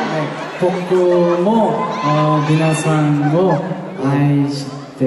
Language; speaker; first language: Japanese; non-native, learner; Korean